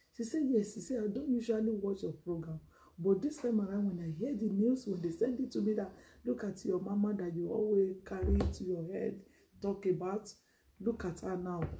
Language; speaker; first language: English; non-native, local second language; Yoruba